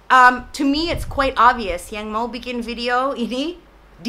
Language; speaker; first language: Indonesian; non-native, fluent; English